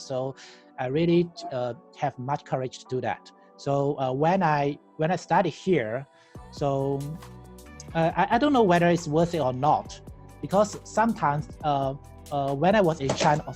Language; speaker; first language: English; non-native, learner; Chinese